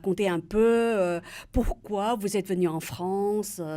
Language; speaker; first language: French; native; French